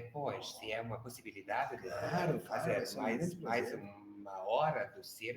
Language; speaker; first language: Portuguese; non-native, learner; Hungarian